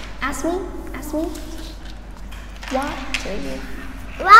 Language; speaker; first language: English; non-native, fluent; Vietnamese